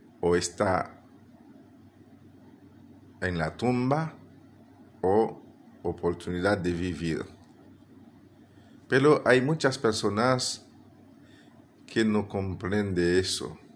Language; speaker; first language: Spanish; non-native, fluent; Haitian Creole